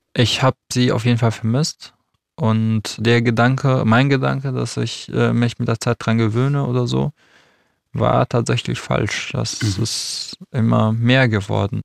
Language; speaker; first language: German; non-native, fluent; Arabic